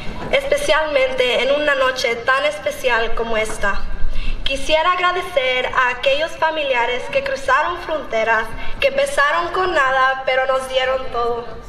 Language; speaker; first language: Spanish; early bilingual, heritage; Spanish